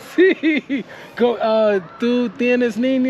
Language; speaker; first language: Spanish; non-native, learner; English